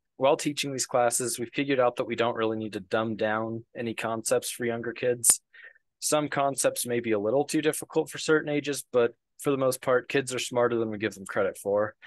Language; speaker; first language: English; native; English